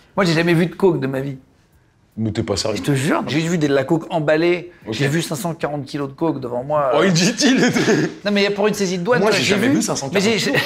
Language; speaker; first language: French; native; French